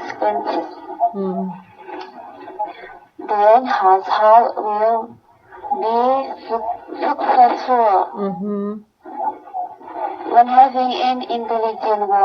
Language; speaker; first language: English; non-native, learner; Indonesian